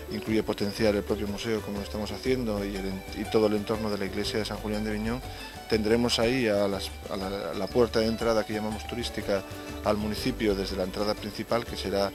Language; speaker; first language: Spanish; native; Spanish